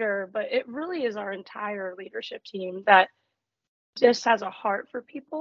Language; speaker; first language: English; native; English